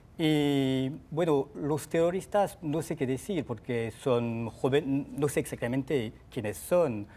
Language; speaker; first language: Spanish; non-native, fluent; French